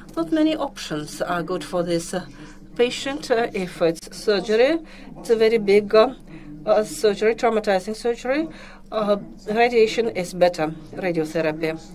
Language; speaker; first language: English; non-native, fluent; Russian